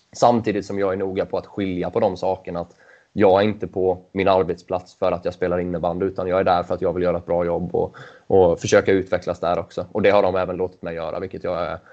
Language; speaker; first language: Swedish; native; Swedish